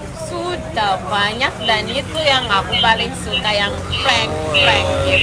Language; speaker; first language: Indonesian; non-native, fluent; Shona